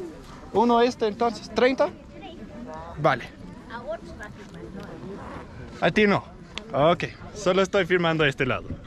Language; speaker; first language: Spanish; non-native, learner; Danish